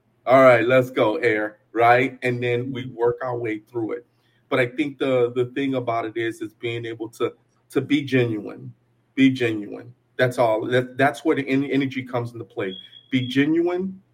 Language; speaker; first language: English; native; English